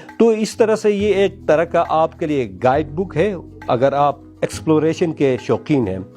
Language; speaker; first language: Urdu; non-native, local second language; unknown